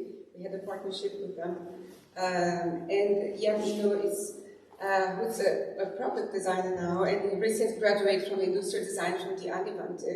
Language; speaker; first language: English; non-native, fluent; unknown